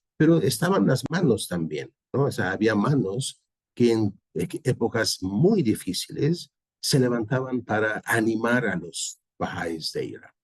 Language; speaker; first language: Spanish; non-native, fluent; Persian